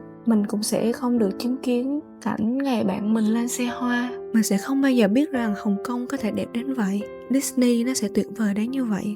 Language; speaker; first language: Vietnamese; native; Vietnamese